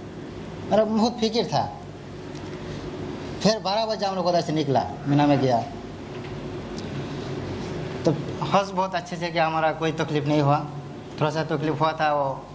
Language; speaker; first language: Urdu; non-native, learner; Bangla